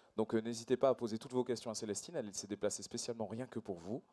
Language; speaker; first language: French; native; French